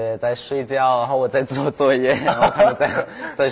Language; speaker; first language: Chinese; non-native, fluent; Thai